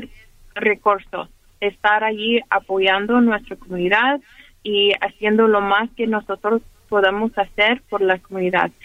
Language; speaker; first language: Spanish; early bilingual, heritage; Spanish